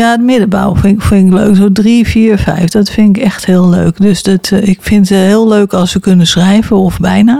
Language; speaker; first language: Dutch; native; Dutch